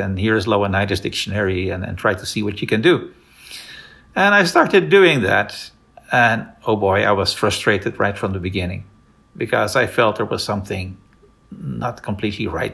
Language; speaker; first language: English; non-native, fluent; Dutch